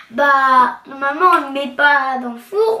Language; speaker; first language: French; early bilingual, other home language; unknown